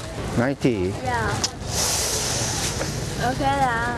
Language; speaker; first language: English; non-native, learner; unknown